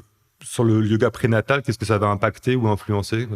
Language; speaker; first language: French; native; French